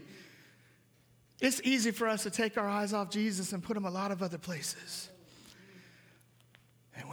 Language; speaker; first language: English; native; English